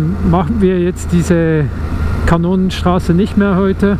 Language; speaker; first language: German; native; German